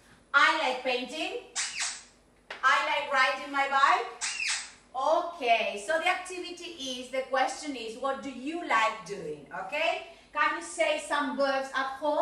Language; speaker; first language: English; non-native, fluent; Spanish